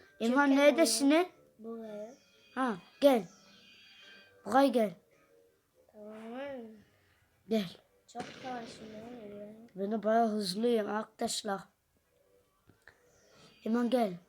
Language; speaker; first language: Turkish; early bilingual, heritage; Dutch